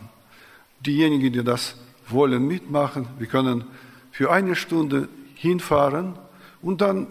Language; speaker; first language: German; non-native, fluent; Russian